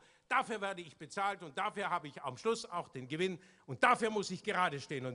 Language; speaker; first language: German; native; German